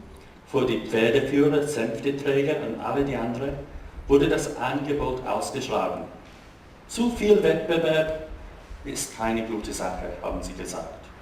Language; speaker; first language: German; non-native, fluent; English